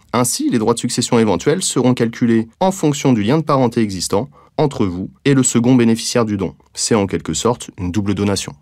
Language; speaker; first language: French; native; French